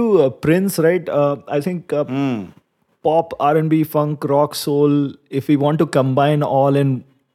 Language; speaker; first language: English; non-native, local second language; Hindi